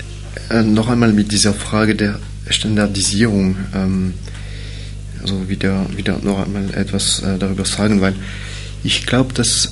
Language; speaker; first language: German; non-native, fluent; French